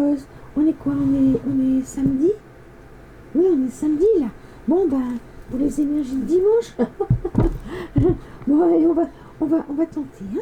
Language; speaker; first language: French; native; French